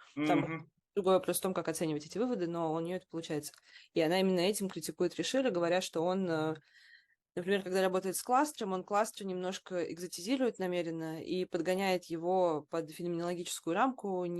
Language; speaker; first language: Russian; native; Russian